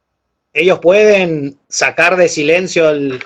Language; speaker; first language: Spanish; native; Spanish